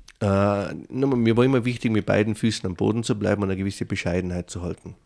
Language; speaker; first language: German; native; German